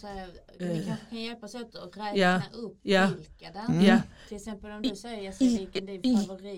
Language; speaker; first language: Swedish; native; Swedish